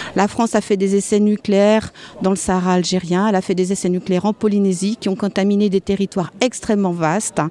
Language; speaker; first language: French; native; French